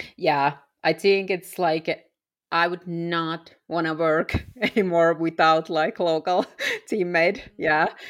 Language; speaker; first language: English; non-native, fluent; Finnish